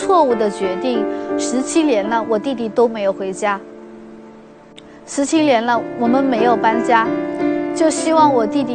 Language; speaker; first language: Chinese; native; Chinese